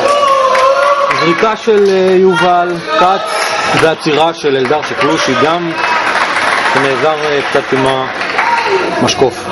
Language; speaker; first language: Hebrew; native; Hebrew